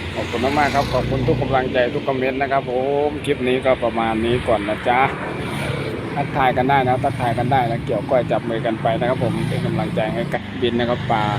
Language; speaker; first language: Thai; native; Thai